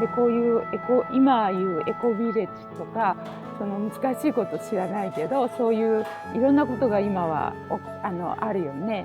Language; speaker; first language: Japanese; native; Japanese